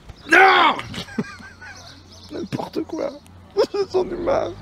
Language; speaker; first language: French; native; French